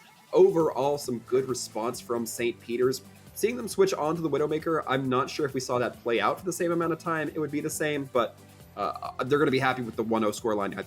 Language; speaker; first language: English; native; English